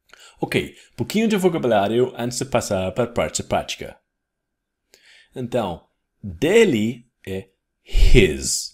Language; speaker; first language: Portuguese; non-native, fluent; English